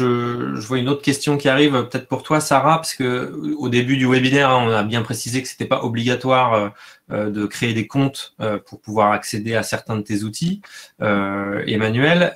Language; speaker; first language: French; native; French